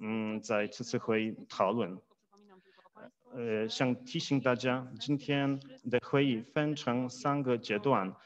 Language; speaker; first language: Chinese; non-native, fluent; Polish